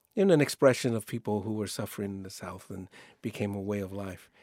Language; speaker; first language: English; native; English